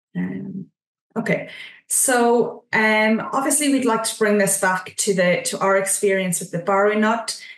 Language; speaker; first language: English; native; English